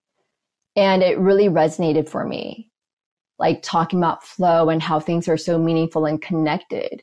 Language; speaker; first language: English; native; English